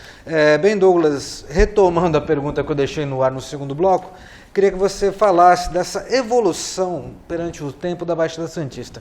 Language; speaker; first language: Portuguese; native; Portuguese